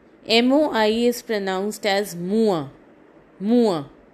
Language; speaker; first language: English; non-native, local second language; Hindi